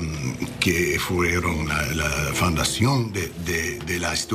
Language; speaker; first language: Spanish; non-native, learner; English